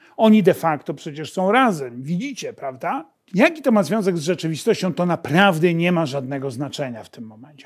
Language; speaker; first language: Polish; native; Polish